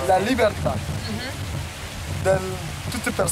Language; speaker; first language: Italian; non-native, learner; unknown